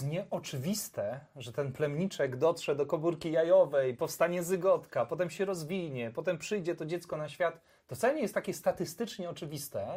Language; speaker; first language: Polish; native; Polish